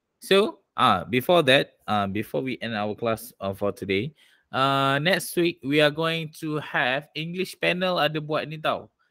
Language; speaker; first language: English; non-native, local second language; Malay